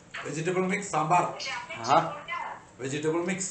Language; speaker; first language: English; non-native, learner; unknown